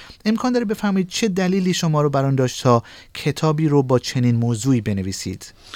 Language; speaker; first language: Persian; native; Persian